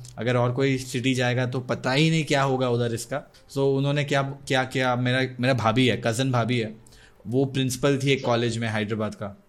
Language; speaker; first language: Hindi; non-native, local second language; Odia